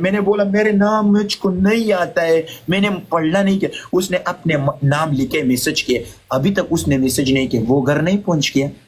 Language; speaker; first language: Hindi; non-native, learner; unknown